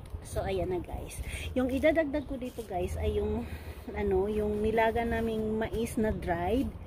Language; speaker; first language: Filipino; non-native, local second language; Cebuano